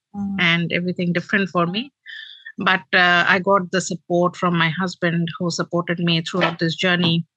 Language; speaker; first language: English; non-native, local second language; Bangla